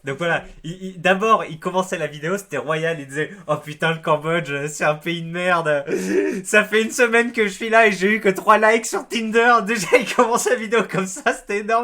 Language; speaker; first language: French; native; French